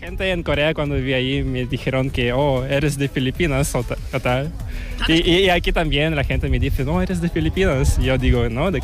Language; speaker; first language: Spanish; non-native, fluent; Korean